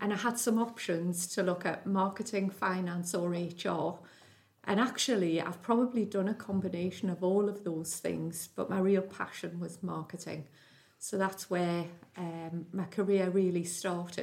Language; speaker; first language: English; native; English